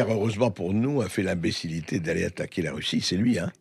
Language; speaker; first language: French; native; French